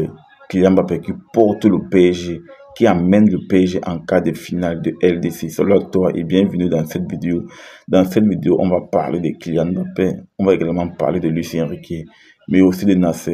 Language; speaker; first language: French; native; French